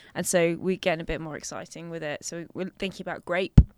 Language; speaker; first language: English; native; English